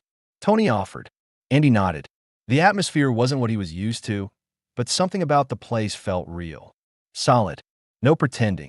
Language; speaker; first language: English; native; English